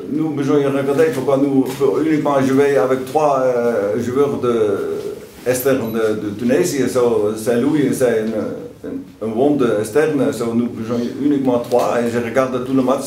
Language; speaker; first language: French; non-native, learner; Dutch